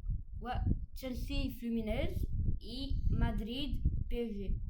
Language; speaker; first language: French; non-native, learner; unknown